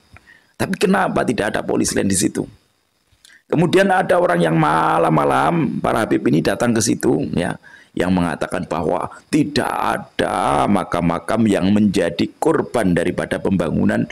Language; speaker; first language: Indonesian; non-native, local second language; Javanese